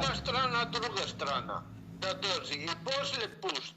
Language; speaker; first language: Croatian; non-native, learner; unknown